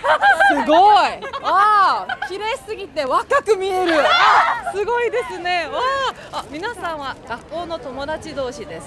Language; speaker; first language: Japanese; non-native, learner; Korean